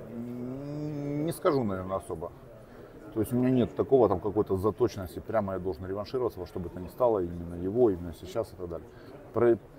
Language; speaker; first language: Russian; native; Russian